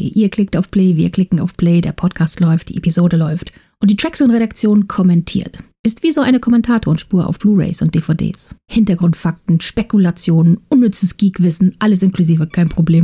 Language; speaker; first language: German; native; German